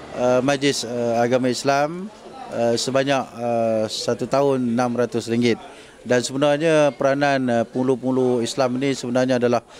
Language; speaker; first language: Malay; native; Malay